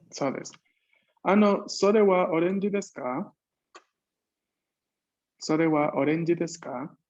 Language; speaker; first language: Japanese; non-native, fluent; Spanish